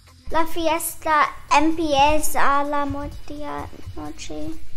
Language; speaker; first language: Spanish; non-native, learner; English